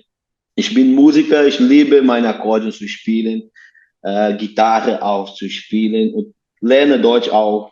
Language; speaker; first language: German; non-native, learner; Portuguese